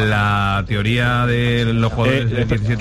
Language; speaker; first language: Spanish; native; Spanish